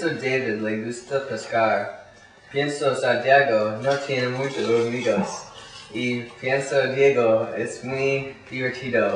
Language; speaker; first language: Spanish; non-native, learner; English